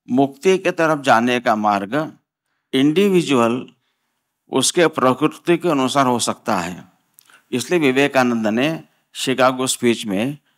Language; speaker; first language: Hindi; non-native, local second language; Marathi